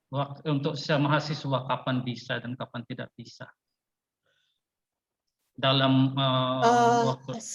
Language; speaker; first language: Indonesian; non-native, fluent; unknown